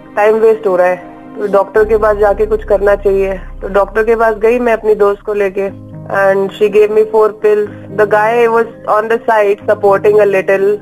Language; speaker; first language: Hindi; native; Hindi